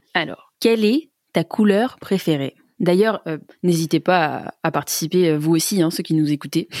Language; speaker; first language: French; native; French